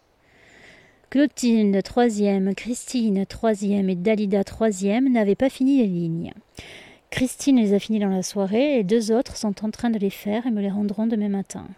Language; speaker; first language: French; native; French